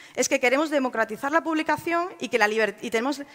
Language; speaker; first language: Spanish; native; Spanish